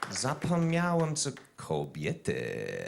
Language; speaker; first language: Polish; non-native, learner; English